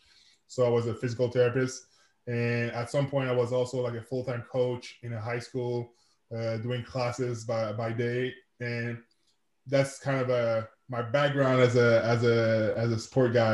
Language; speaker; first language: English; non-native, fluent; French